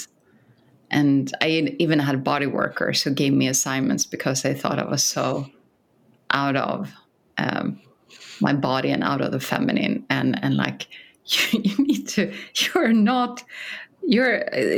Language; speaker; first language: English; non-native, fluent; Swedish